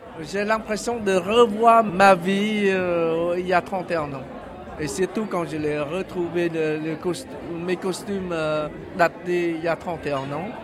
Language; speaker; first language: French; non-native, fluent; Khmer